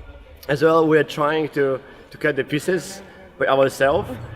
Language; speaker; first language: English; non-native, fluent; Polish